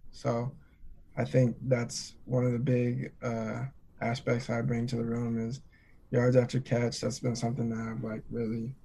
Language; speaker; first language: English; native; English